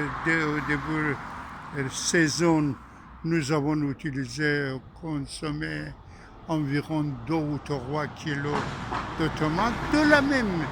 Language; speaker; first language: French; non-native, fluent; Persian